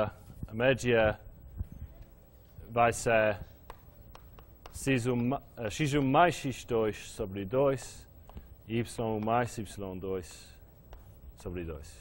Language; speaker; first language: Portuguese; non-native, fluent; English